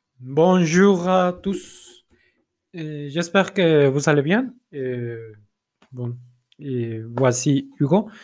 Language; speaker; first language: French; non-native, fluent; Spanish